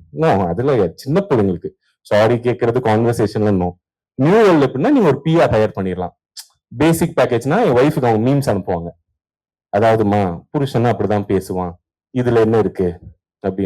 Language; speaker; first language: Tamil; native; Tamil